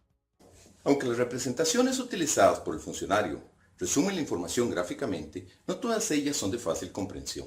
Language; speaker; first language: Spanish; native; Spanish